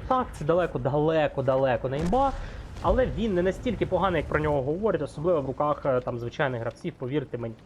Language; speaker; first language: Ukrainian; non-native, local second language; Russian